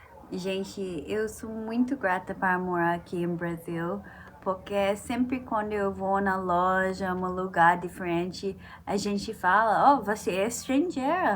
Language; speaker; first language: Portuguese; non-native, learner; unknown